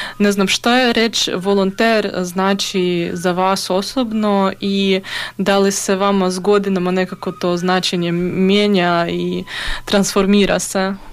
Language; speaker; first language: Serbian; non-native, fluent; Ukrainian